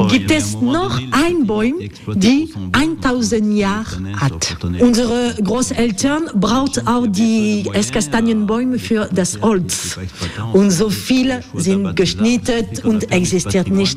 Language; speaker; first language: German; non-native, learner; French